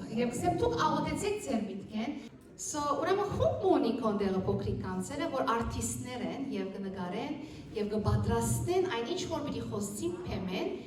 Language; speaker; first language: Armenian; early bilingual, heritage; Armenian